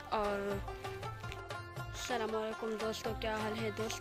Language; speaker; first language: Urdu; non-native, local second language; Pashto